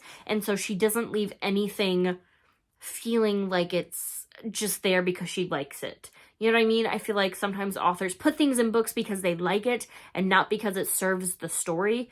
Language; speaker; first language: English; native; English